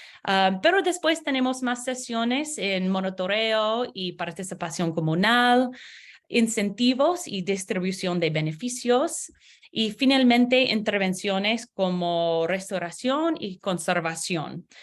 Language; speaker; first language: Spanish; non-native, learner; English